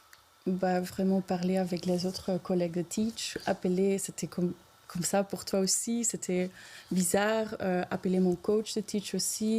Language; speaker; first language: French; non-native, local second language; Dutch